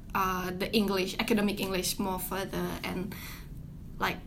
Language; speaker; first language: English; non-native, fluent; Indonesian